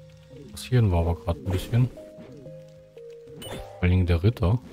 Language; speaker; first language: German; native; German